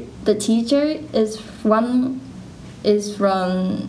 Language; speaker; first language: English; non-native, learner; Japanese